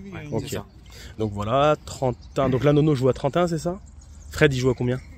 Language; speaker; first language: French; native; French